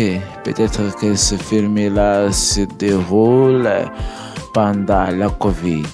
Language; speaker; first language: French; non-native, learner; English